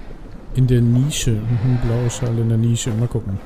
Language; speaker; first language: German; native; German